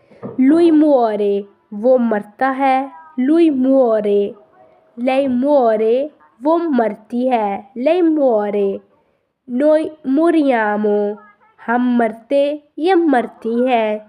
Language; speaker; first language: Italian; non-native, fluent; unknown